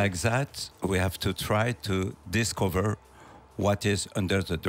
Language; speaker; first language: English; non-native, learner; French